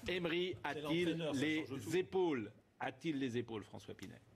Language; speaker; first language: French; native; French